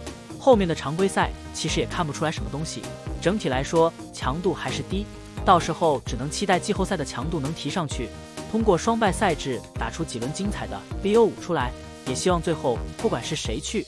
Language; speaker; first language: Chinese; native; Chinese